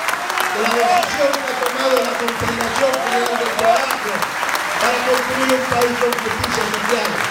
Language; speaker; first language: Spanish; native; Spanish